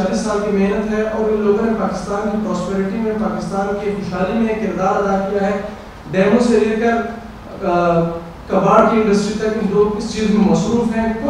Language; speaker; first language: Urdu; non-native, local second language; Pashto